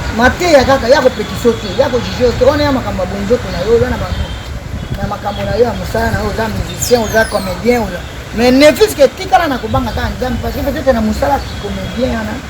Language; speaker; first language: Lingala; native; Lingala